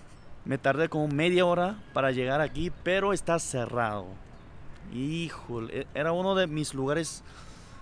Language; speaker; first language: Spanish; non-native, fluent; Korean